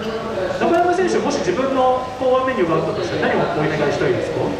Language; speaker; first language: Japanese; native; Japanese